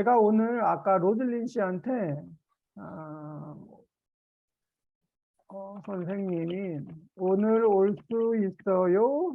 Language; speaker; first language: Korean; native; Korean